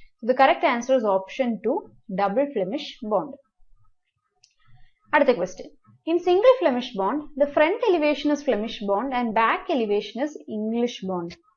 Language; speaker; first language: English; non-native, local second language; Malayalam